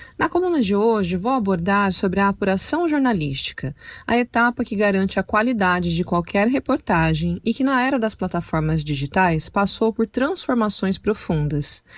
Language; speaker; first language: Portuguese; native; Portuguese